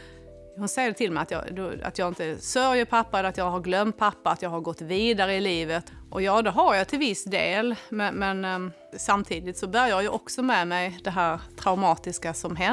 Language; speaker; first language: Swedish; native; Swedish